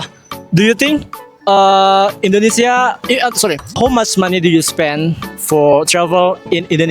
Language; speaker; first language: English; non-native, fluent; Indonesian